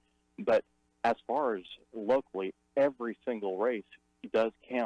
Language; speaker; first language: English; native; English